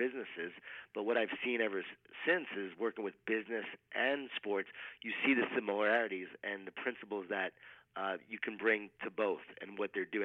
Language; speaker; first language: English; native; English